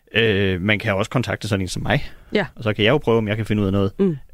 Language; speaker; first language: Danish; native; Danish